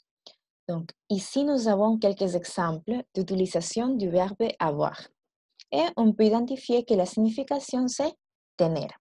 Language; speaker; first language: French; non-native, fluent; Spanish